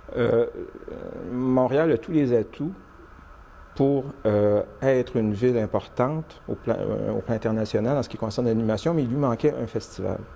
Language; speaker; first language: French; native; French